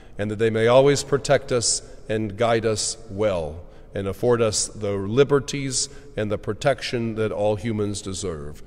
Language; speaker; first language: English; native; English